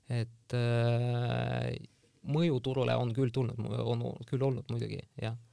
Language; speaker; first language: Estonian; non-native, local second language; Russian